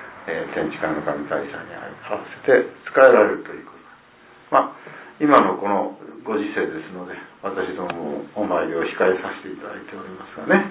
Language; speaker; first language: Japanese; native; Japanese